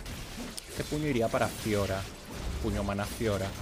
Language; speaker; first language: Spanish; native; Spanish